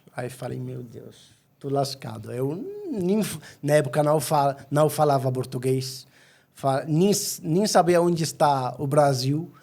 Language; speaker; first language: Portuguese; non-native, fluent; Arabic